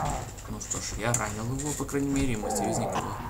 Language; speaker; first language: Russian; native; Russian